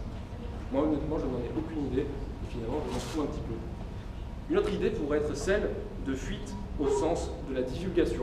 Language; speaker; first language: French; native; French